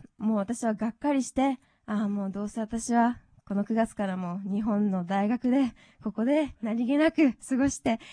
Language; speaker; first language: Japanese; native; Japanese